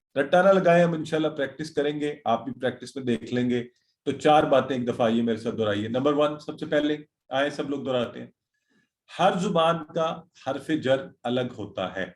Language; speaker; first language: Urdu; native; Urdu